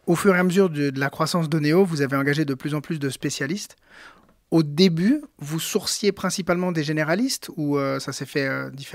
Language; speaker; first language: French; native; French